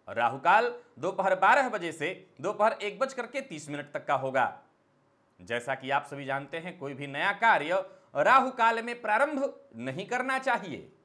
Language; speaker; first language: Hindi; native; Hindi